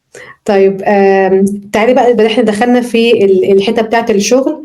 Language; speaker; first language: Arabic; native; Arabic